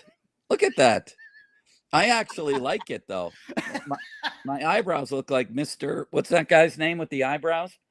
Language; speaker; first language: English; native; English